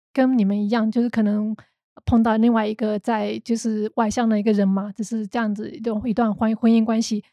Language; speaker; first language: Chinese; native; Chinese